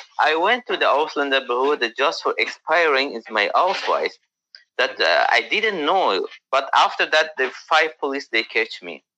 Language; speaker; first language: English; non-native, learner; Persian